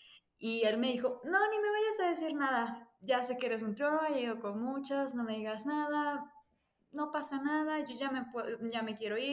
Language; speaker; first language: Spanish; native; Spanish